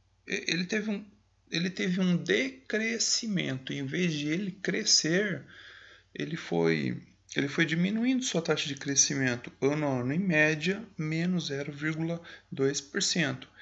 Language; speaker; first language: Portuguese; native; Portuguese